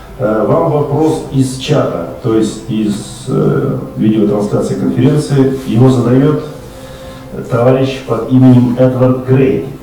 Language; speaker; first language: Russian; native; Russian